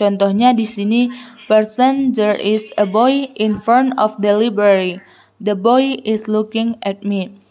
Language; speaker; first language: English; non-native, learner; Indonesian